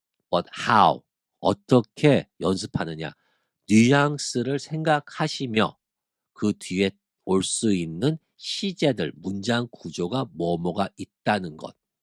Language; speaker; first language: Korean; native; Korean